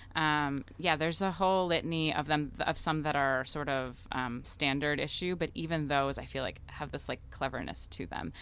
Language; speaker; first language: English; early bilingual, other home language; Russian